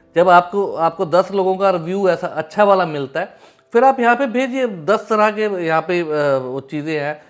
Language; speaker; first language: Hindi; native; Hindi